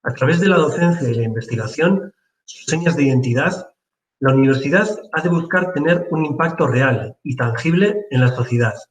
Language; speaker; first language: Spanish; native; Spanish